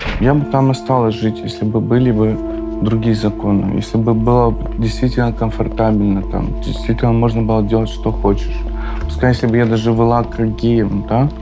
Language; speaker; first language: Russian; non-native, local second language; Romany